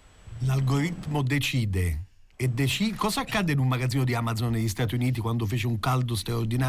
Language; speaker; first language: Italian; native; Italian